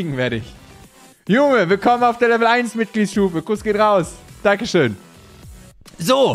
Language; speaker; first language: German; native; German